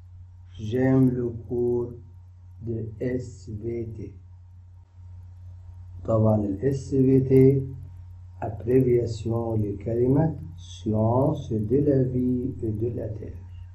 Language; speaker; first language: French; non-native, fluent; Arabic